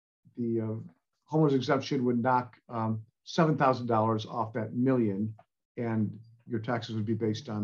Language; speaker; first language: English; native; English